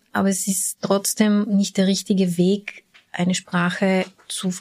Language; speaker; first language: German; early bilingual, other home language; Bulgarian